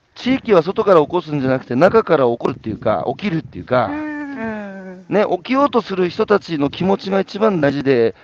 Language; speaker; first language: Japanese; native; Japanese